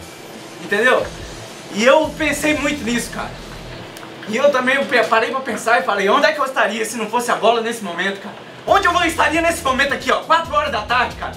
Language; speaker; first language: Portuguese; native; Portuguese